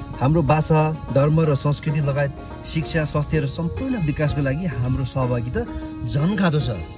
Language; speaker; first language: Nepali; non-native, local second language; Sherpa